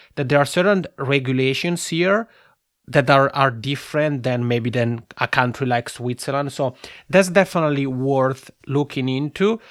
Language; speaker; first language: English; non-native, fluent; Italian